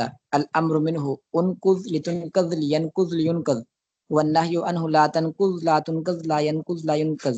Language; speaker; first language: Arabic; non-native, learner; Urdu